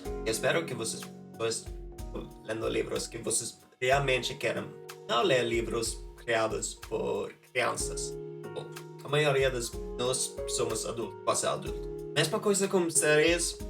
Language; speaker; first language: Portuguese; non-native, fluent; Norwegian